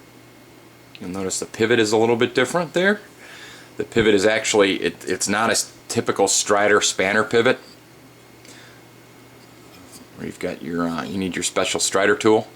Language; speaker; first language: English; native; English